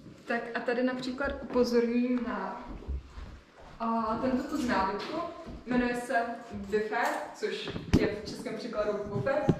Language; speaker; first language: Czech; native; Czech